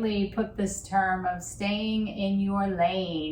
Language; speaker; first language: English; native; English